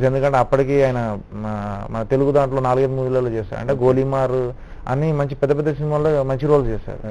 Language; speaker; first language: Telugu; native; Telugu